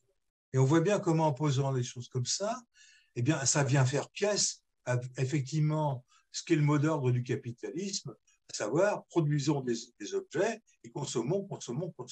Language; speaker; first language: French; native; French